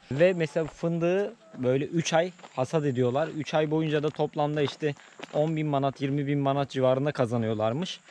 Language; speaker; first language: Turkish; native; Turkish